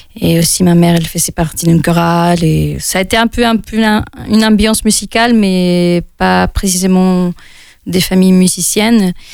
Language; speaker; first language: French; non-native, fluent; Spanish